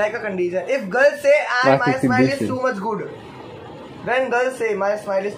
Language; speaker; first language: English; non-native, local second language; Hindi